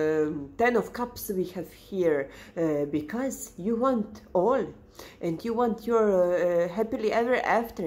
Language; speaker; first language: English; non-native, fluent; Serbian